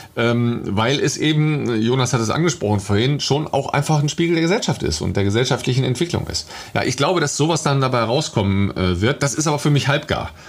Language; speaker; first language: German; native; German